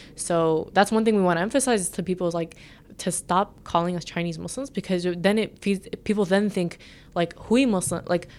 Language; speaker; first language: English; early bilingual, other home language; Chinese